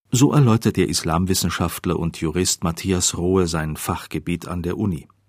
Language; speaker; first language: German; native; German